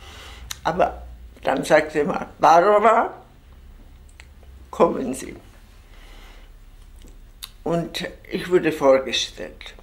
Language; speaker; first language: German; non-native, fluent; Czech